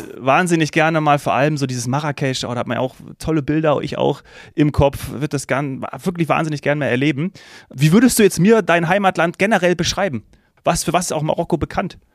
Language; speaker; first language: German; native; German